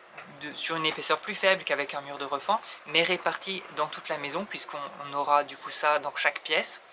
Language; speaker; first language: French; native; French